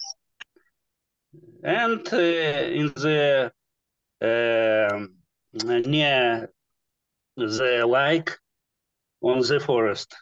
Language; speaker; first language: English; non-native, learner; Russian